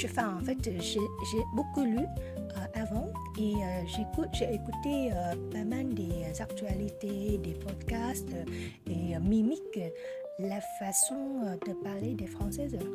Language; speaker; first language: French; non-native, fluent; Vietnamese